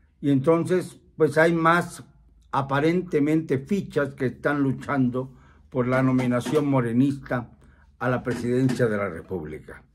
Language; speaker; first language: Spanish; native; Spanish